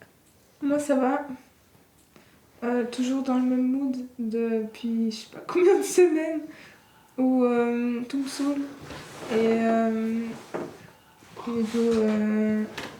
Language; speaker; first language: French; native; French